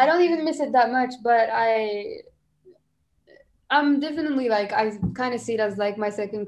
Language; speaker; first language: English; non-native, fluent; French